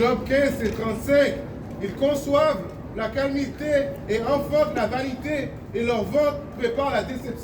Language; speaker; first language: French; non-native, learner; English